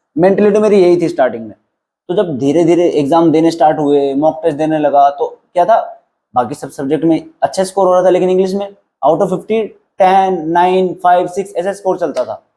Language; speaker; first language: Hindi; native; Hindi